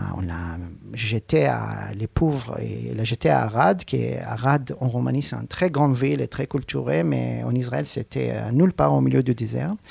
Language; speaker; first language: French; non-native, fluent; Hebrew